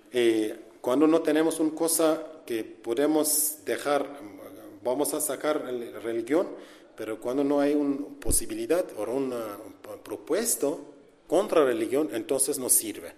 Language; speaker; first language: Spanish; non-native, learner; Kurdish